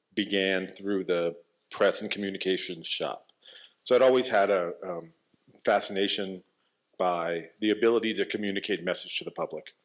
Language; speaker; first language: English; native; English